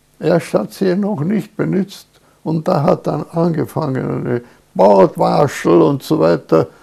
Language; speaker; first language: German; native; German